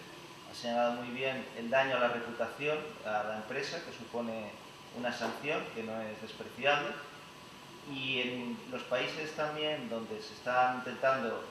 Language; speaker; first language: Spanish; native; Spanish